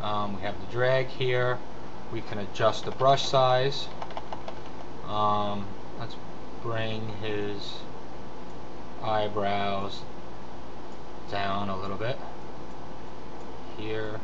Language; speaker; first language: English; native; English